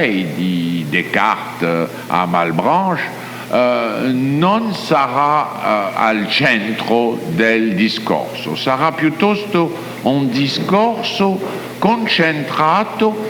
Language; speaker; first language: Italian; non-native, fluent; French